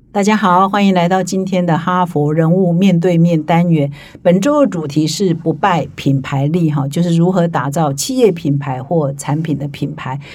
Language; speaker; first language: Chinese; native; Chinese